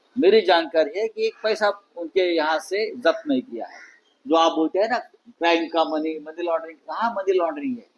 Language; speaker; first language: Hindi; non-native, local second language; Marathi